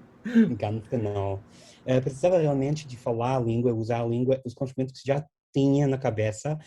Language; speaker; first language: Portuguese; non-native, fluent; English